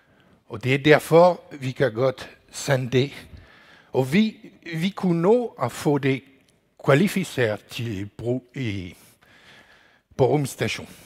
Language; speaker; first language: Danish; non-native, learner; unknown